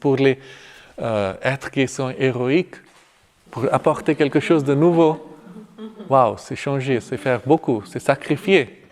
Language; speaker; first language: French; non-native, fluent; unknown